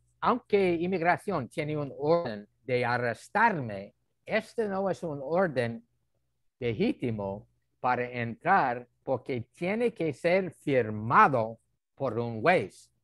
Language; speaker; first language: Spanish; non-native, fluent; English